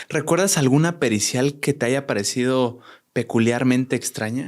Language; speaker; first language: Spanish; native; Spanish